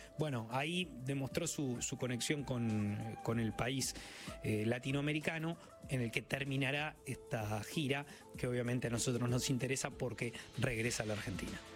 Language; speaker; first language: Spanish; native; Spanish